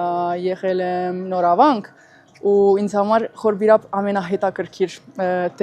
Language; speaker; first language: Armenian; non-native, learner; Italian